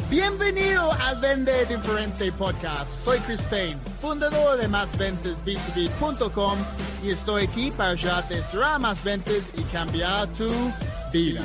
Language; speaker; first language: Spanish; non-native, fluent; English